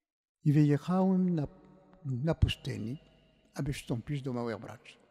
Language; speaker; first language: Polish; non-native, fluent; French